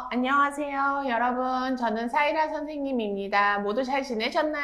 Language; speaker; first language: Korean; non-native, fluent; Spanish